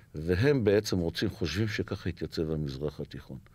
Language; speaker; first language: Hebrew; native; Hebrew